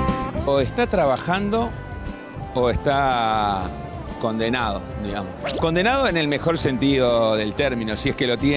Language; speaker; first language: Spanish; native; Spanish